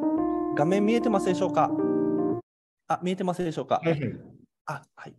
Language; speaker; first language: Japanese; native; Japanese